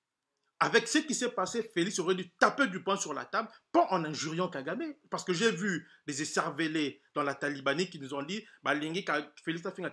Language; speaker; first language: French; non-native, local second language; Lingala